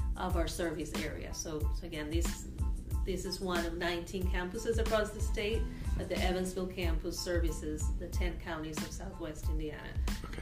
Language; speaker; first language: English; non-native, fluent; Spanish